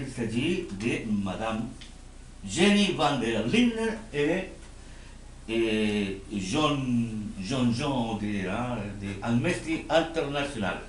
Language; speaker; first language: French; non-native, fluent; Spanish